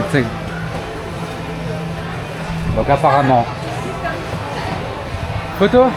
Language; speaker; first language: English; non-native, learner; French